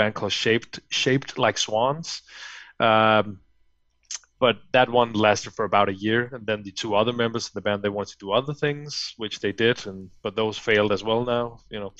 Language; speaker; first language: English; non-native, fluent; Danish